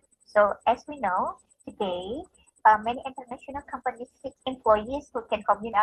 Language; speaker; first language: English; non-native, fluent; Indonesian